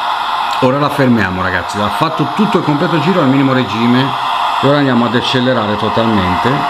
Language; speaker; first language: Italian; native; Italian